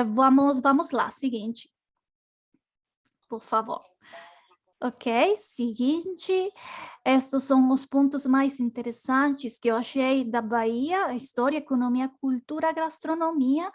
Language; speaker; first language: Portuguese; non-native, learner; Spanish